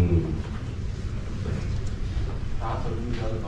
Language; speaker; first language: Chinese; native; Chinese